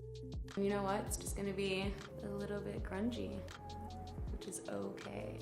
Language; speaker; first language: English; native; English